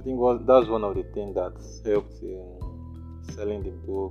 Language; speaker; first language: English; non-native, local second language; Igbo